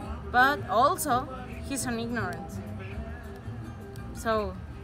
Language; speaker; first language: English; non-native, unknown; Spanish